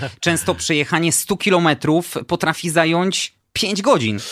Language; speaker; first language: Polish; native; Polish